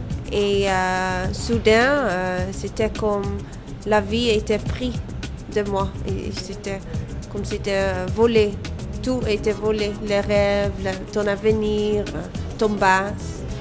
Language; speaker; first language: French; non-native, fluent; Dutch